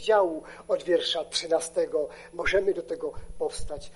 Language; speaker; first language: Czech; non-native, local second language; Polish